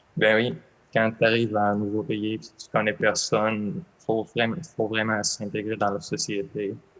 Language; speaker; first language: French; non-native, fluent; Arabic